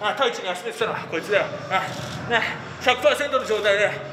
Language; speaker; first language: Spanish; non-native, fluent; Japanese